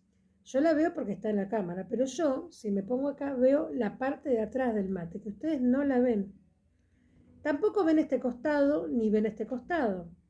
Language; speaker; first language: Spanish; native; Spanish